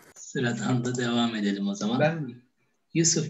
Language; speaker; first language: Turkish; native; Turkish